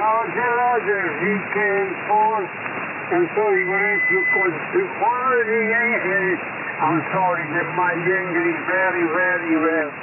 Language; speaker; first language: English; non-native, learner; Italian